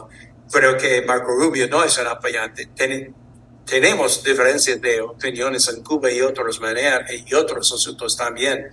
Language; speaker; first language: Spanish; non-native, fluent; English